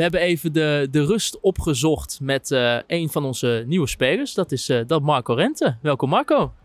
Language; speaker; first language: Dutch; native; Dutch